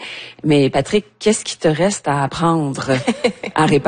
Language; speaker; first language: French; native; French